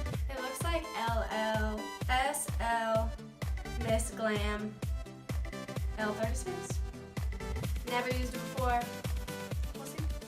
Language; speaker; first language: English; native; English